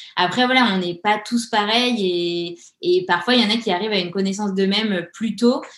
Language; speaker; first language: French; native; French